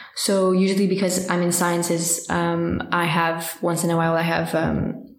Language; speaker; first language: English; early bilingual, heritage; French